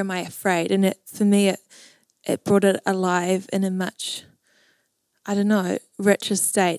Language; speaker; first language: English; native; English